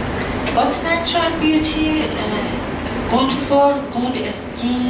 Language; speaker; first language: English; non-native, learner; Persian